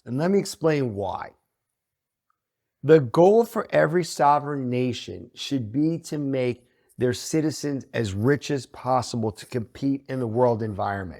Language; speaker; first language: English; native; English